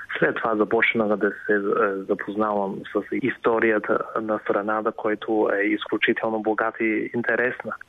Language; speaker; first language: Bulgarian; non-native, fluent; Chinese